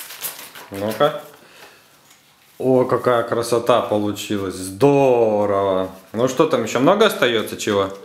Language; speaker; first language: Russian; native; Russian